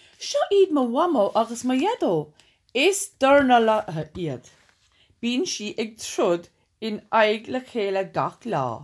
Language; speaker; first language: Irish; non-native, local second language; English